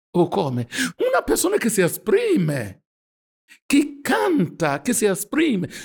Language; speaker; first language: Italian; non-native, fluent; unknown